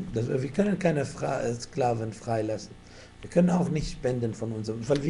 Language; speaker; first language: German; non-native, fluent; Arabic